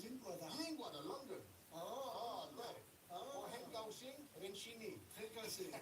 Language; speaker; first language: Chinese; non-native, learner; English